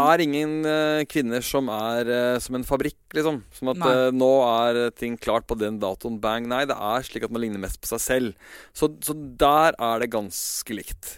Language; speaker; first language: Norwegian; native; Norwegian